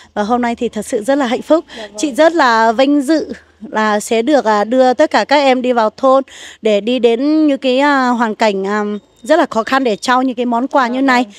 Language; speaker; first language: Vietnamese; non-native, local second language; Hmong